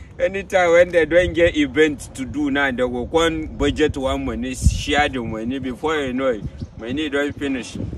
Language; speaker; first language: Nigerian Pidgin; non-native, local second language; Hausa